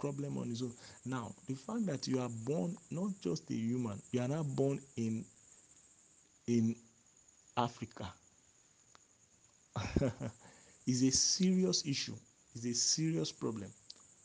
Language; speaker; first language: English; non-native, local second language; Yoruba